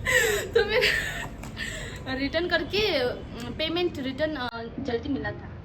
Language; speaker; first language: Hindi; non-native, local second language; Tibetan